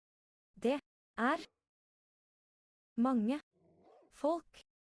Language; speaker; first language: Norwegian; non-native, learner; English